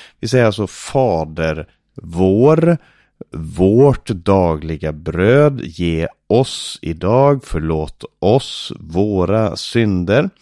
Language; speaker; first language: Swedish; native; Swedish